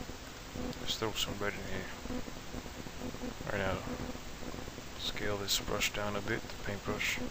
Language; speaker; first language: English; native; English